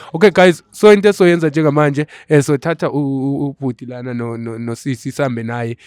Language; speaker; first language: Zulu; non-native, local second language; Xhosa